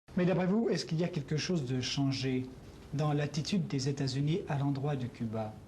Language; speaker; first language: French; native; French